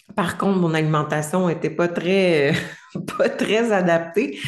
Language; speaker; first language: French; native; French